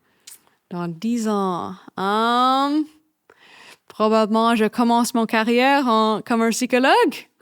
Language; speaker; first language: French; non-native, fluent; English